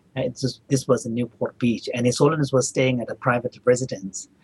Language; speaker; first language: English; non-native, local second language; Tibetan